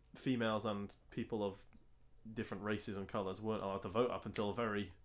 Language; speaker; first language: English; native; English